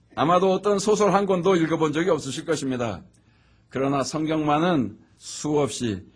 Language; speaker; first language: Korean; native; Korean